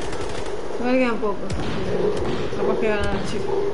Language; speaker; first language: Spanish; native; Spanish